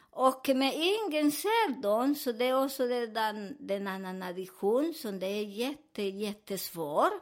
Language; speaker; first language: Swedish; non-native, fluent; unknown